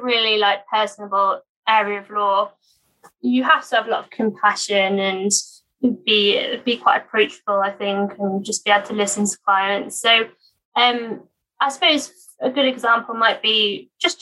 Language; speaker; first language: English; native; English